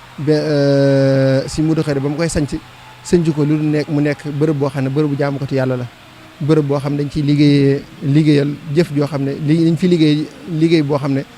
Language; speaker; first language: Wolof; native; Wolof